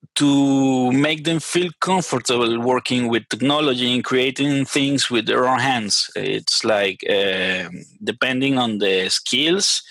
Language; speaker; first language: English; non-native, fluent; Spanish